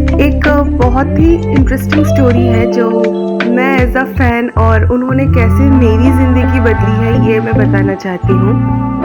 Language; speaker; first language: Hindi; non-native, local second language; Assamese